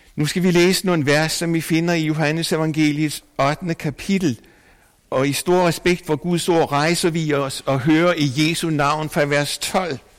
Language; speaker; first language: Danish; native; Danish